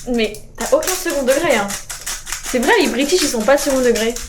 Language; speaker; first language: French; native; French